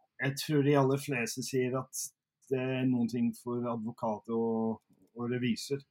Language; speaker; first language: Norwegian; non-native, fluent; English